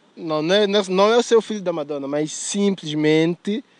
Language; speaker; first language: Portuguese; non-native, local second language; French